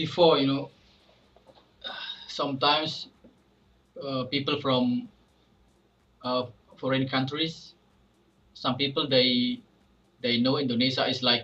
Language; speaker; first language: English; non-native, fluent; Indonesian